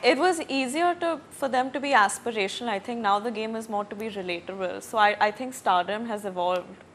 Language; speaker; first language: English; non-native, local second language; Hindi